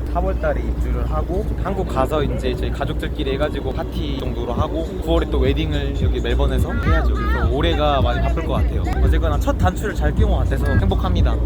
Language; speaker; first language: Korean; native; Korean